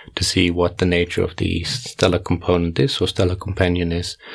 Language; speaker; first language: English; non-native, fluent; Dutch